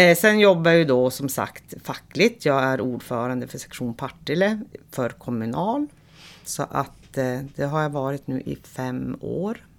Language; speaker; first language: Swedish; native; Swedish